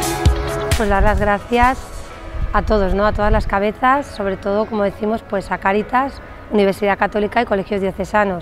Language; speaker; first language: Spanish; native; Spanish